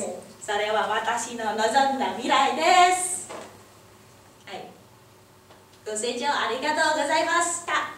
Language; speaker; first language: Japanese; non-native, learner; Indonesian